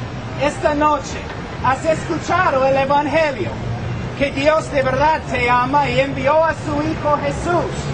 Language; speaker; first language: Spanish; non-native, fluent; English